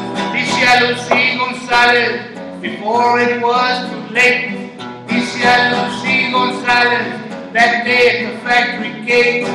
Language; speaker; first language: English; native; English